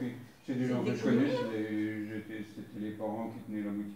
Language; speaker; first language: French; native; French